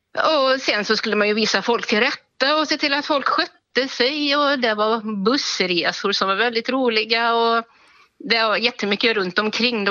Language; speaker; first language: Swedish; native; Swedish